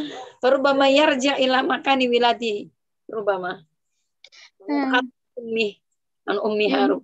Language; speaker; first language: Arabic; non-native, fluent; Indonesian